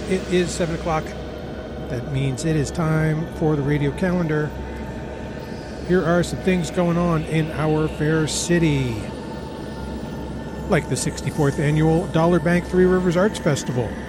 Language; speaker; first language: English; native; English